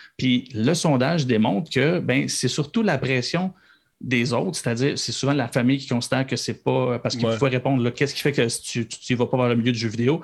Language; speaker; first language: French; native; French